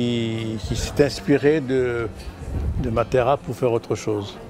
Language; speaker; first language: French; non-native, local second language; Arabic